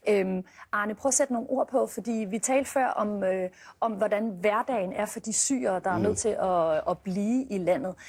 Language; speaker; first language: Danish; native; Danish